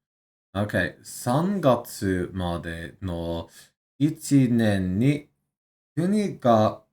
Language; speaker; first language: Japanese; non-native, learner; English